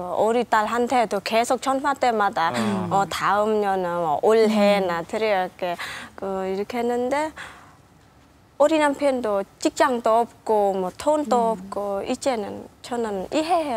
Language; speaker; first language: Korean; non-native, learner; Khmer